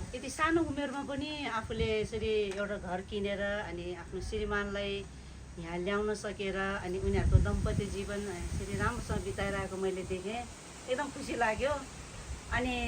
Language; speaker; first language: Nepali; non-native, local second language; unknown